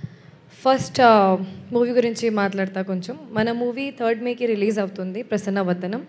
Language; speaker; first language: Telugu; non-native, local second language; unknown